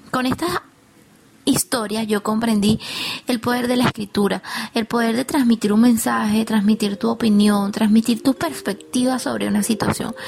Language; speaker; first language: Spanish; native; Spanish